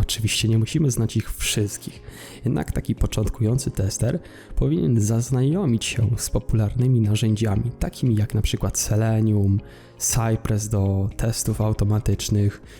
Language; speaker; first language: Polish; native; Polish